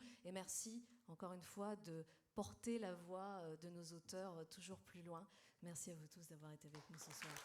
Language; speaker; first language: French; native; French